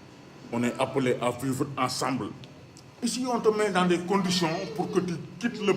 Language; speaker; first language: French; non-native, local second language; Wolof